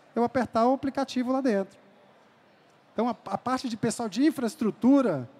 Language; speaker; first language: Portuguese; native; Portuguese